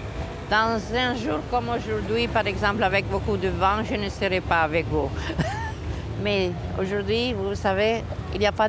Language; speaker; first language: French; non-native, fluent; Spanish